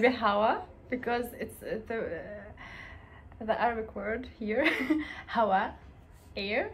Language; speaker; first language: English; non-native, fluent; Arabic